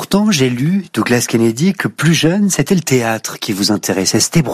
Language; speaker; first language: French; native; French